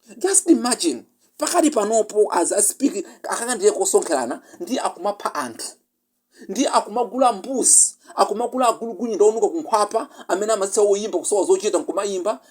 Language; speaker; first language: Nyanja; non-native, local second language; Yao